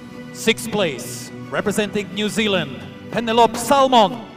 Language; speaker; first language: English; non-native, fluent; Latvian